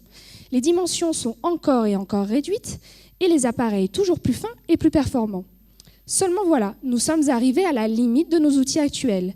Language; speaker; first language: French; native; French